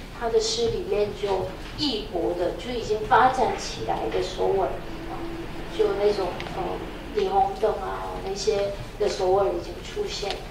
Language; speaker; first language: Chinese; non-native, fluent; Korean